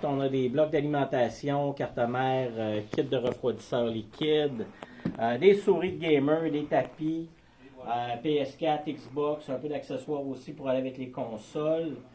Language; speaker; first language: French; native; French